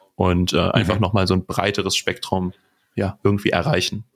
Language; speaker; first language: German; native; German